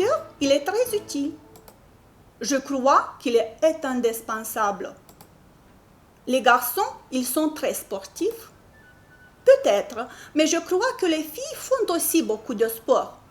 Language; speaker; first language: French; non-native, fluent; Romanian